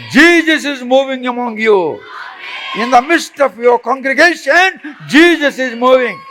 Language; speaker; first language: English; non-native, local second language; Telugu